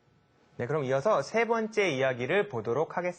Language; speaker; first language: Korean; native; Korean